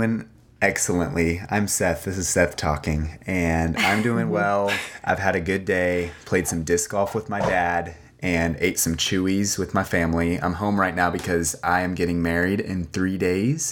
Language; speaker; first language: English; native; English